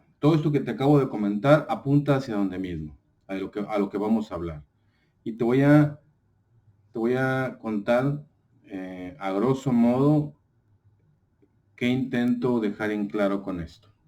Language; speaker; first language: Spanish; native; Spanish